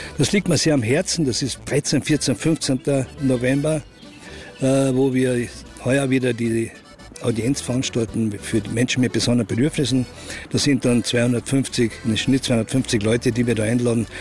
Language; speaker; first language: German; native; German